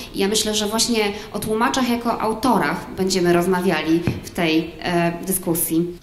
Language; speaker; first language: Polish; native; Polish